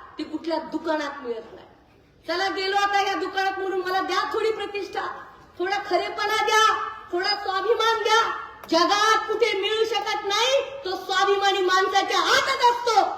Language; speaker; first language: Marathi; native; Marathi